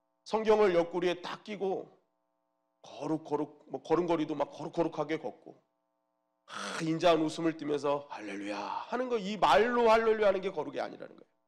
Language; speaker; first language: Korean; native; Korean